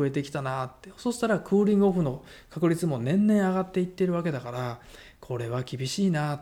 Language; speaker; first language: Japanese; native; Japanese